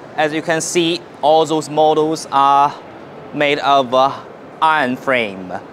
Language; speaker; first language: English; non-native, learner; Chinese